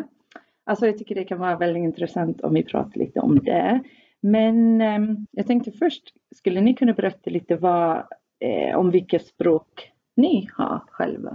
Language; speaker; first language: Swedish; non-native, fluent; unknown